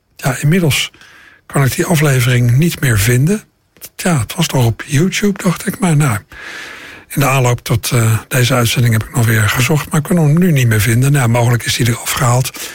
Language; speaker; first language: Dutch; native; Dutch